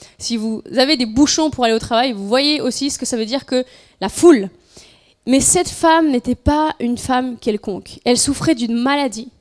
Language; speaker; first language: French; non-native, fluent; Spanish